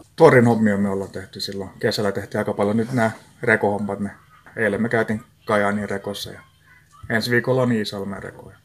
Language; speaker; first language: Finnish; non-native, local second language; Swedish